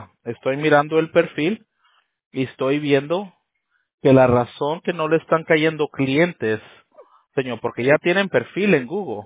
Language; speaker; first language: Spanish; native; Spanish